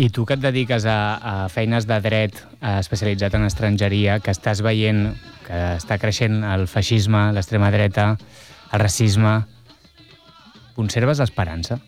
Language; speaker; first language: Catalan; native; Catalan